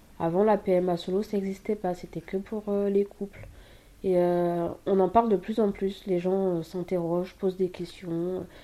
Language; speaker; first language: French; early bilingual, other home language; Haitian Creole